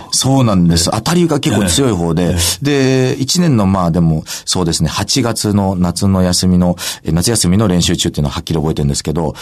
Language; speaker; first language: Japanese; native; Japanese